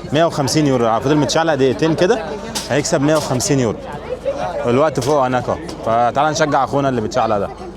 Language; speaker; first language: Arabic; native; Arabic